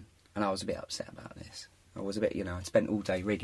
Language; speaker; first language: English; native; English